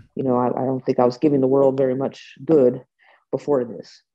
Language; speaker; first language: English; native; English